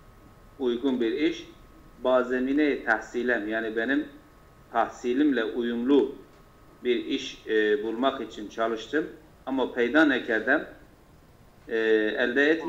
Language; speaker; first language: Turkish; non-native, local second language; Kurdish